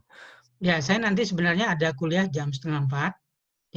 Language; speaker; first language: Indonesian; native; Indonesian